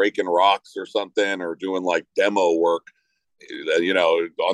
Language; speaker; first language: English; native; English